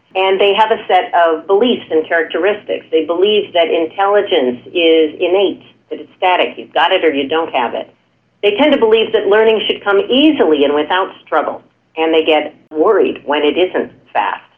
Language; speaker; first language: English; native; English